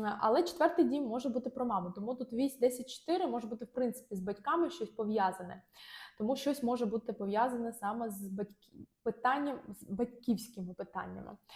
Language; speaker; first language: Ukrainian; non-native, local second language; Russian